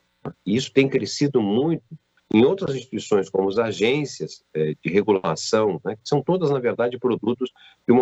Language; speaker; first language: Portuguese; native; Portuguese